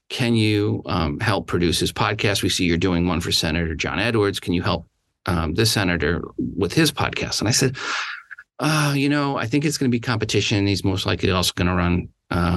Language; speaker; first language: English; native; English